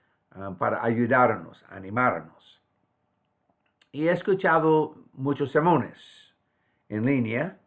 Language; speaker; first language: Spanish; non-native, fluent; English